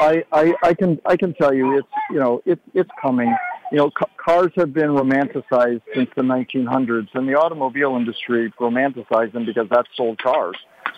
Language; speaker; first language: English; native; English